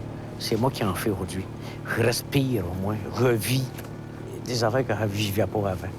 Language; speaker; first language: French; native; French